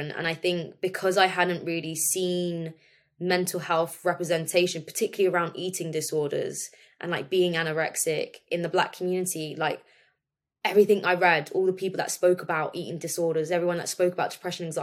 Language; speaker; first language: English; native; English